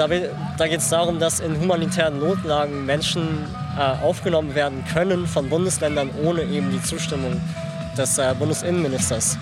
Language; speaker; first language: German; native; German